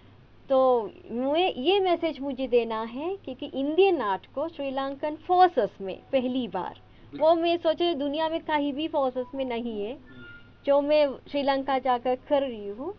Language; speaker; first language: Hindi; non-native, fluent; Sinhala